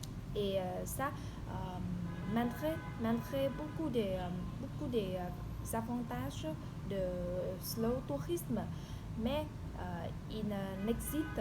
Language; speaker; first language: French; non-native, learner; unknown